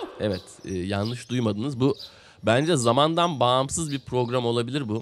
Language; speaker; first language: Turkish; native; Turkish